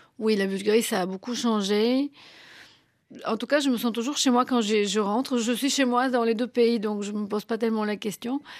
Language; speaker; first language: French; non-native, fluent; Bulgarian